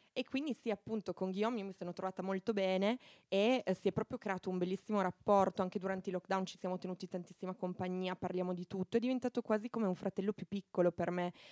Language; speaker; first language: Italian; native; Italian